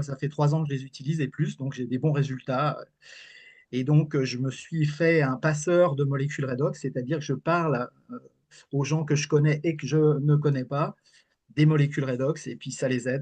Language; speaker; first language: French; native; French